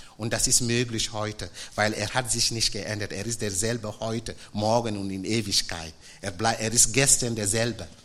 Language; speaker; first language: German; non-native, fluent; French